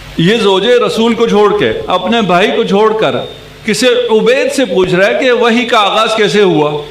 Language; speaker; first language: Urdu; non-native, local second language; Punjabi